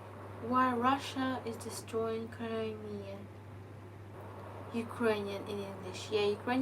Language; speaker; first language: English; non-native, learner; Ukrainian